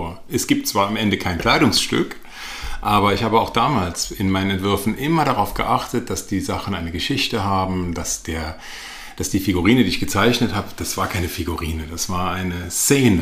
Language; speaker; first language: German; native; German